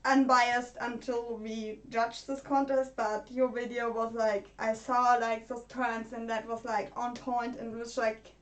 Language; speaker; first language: English; non-native, fluent; German